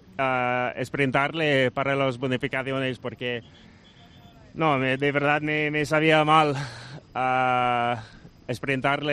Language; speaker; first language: Spanish; non-native, fluent; Dutch